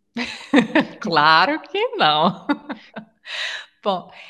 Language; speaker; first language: Portuguese; non-native, fluent; Italian